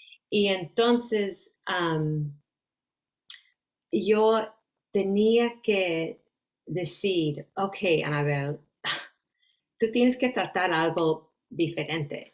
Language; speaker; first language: Spanish; early bilingual, heritage; Spanish